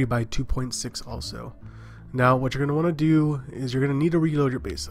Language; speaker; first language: English; native; English